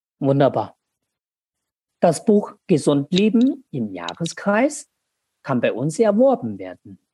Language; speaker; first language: German; non-native, learner; Chinese